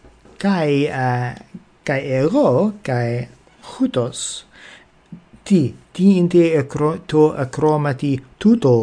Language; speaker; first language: Greek; non-native, fluent; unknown